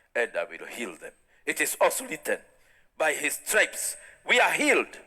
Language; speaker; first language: English; non-native, local second language; Swahili